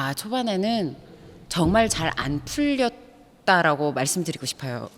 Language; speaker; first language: Korean; native; Korean